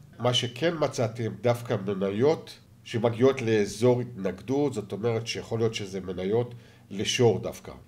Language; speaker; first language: Hebrew; native; Hebrew